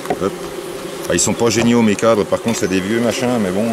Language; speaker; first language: French; native; French